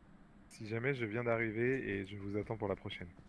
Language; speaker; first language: French; native; French